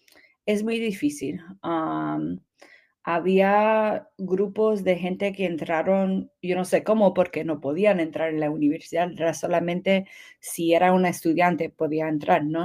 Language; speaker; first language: Spanish; early bilingual, heritage; English